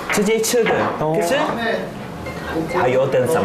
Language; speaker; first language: Chinese; non-native, fluent; Turkish